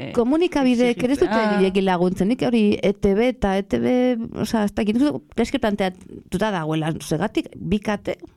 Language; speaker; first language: Basque; non-native, local second language; Spanish